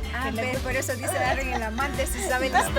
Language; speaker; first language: Spanish; native; Spanish